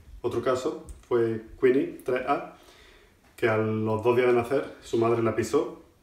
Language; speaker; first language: Spanish; native; Spanish